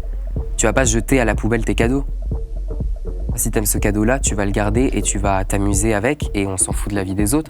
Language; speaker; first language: French; native; French